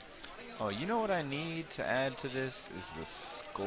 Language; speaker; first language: English; native; English